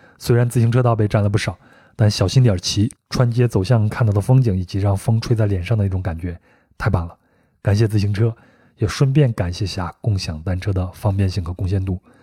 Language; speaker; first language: Chinese; native; Chinese